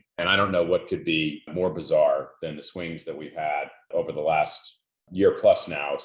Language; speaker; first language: English; native; English